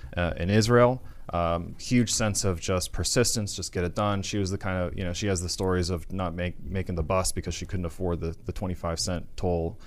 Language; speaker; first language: English; native; English